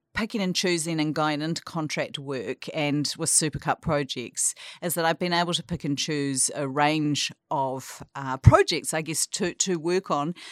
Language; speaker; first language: English; native; English